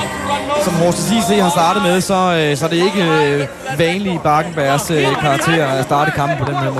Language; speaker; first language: Danish; native; Danish